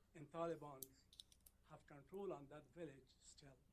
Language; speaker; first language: English; non-native, fluent; Persian